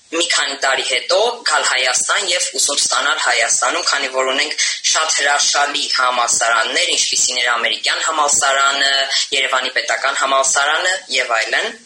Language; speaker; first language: Armenian; early bilingual, heritage; Armenian